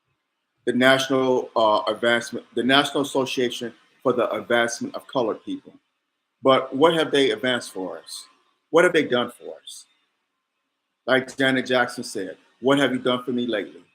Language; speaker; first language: English; native; English